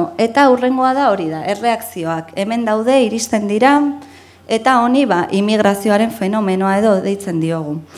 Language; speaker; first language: Basque; non-native, local second language; Spanish